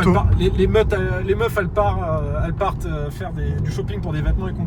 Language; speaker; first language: French; native; French